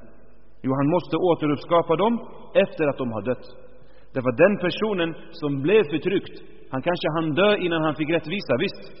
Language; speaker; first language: Swedish; early bilingual, other home language; Arabic